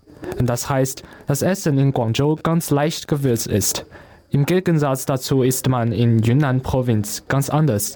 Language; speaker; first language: German; non-native, learner; Chinese